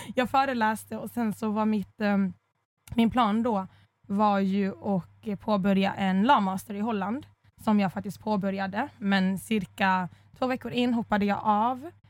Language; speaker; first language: Swedish; early bilingual, other home language; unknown